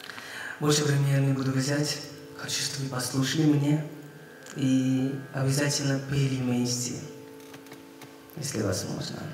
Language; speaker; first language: Russian; non-native, learner; Hindi